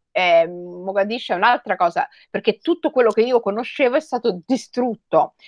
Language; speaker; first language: Italian; native; Italian